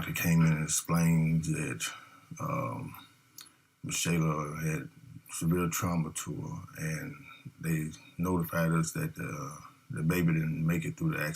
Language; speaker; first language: English; native; English